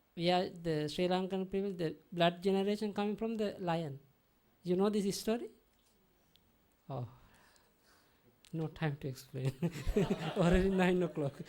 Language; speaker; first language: English; non-native, learner; Sinhala